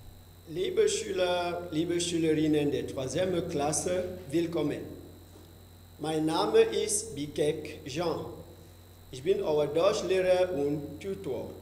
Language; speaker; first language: German; non-native, fluent; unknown